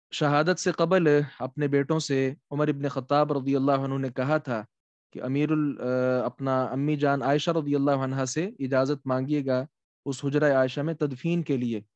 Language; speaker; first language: Urdu; non-native, local second language; Punjabi